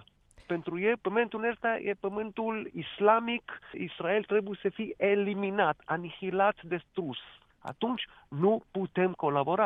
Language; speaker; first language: Romanian; non-native, fluent; Hebrew